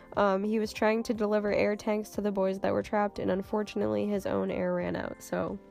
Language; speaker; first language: English; native; English